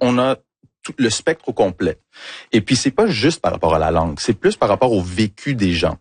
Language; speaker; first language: French; early bilingual, heritage; French